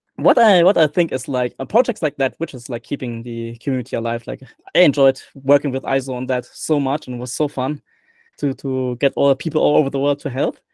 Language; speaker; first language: English; non-native, fluent; German